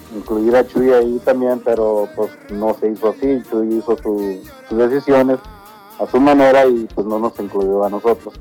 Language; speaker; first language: Spanish; early bilingual, heritage; Spanish